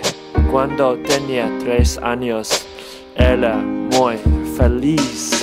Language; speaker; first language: Spanish; non-native, learner; English